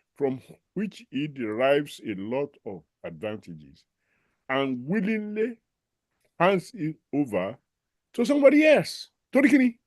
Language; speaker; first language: English; non-native, local second language; Yoruba